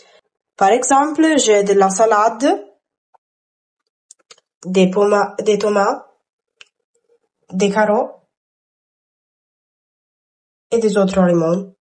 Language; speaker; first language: French; non-native, learner; Italian